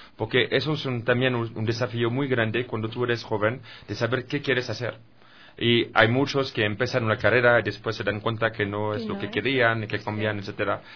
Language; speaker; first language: Spanish; non-native, fluent; French